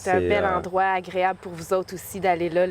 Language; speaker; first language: French; native; French